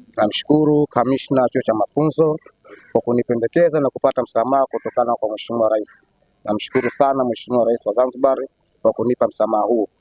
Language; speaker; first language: Swahili; native; Swahili